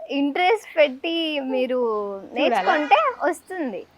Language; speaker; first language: Telugu; non-native, learner; Kannada